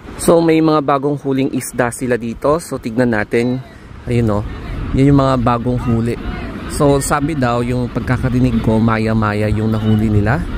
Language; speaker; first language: Filipino; non-native, local second language; Iloko